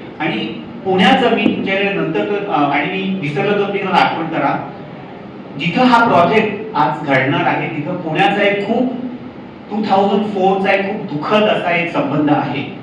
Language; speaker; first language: Marathi; non-native, local second language; Hindi